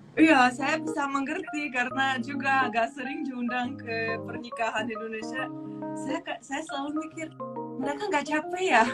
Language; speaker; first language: Indonesian; non-native, fluent; Russian